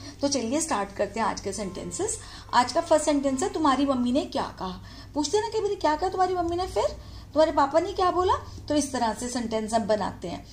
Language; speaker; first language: Hindi; native; Hindi